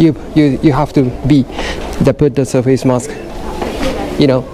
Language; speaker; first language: English; non-native, learner; Japanese